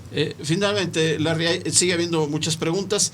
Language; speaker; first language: Spanish; native; Spanish